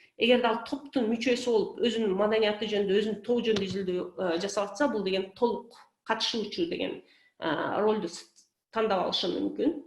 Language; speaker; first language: Kyrgyz; native; Kyrgyz